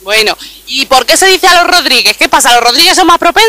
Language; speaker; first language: Spanish; native; Spanish